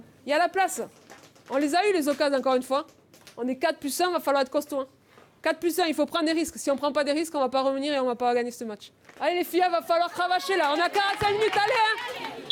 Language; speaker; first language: French; native; French